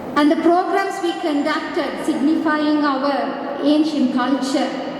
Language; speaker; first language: English; non-native, local second language; Tamil